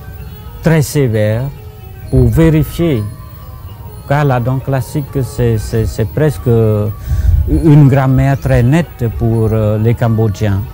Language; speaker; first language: French; non-native, fluent; Khmer